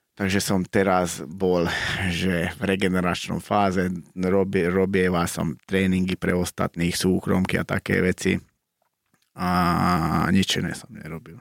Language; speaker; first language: Slovak; non-native, local second language; Hungarian